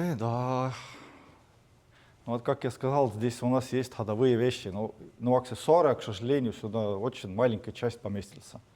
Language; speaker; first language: Russian; non-native, fluent; Estonian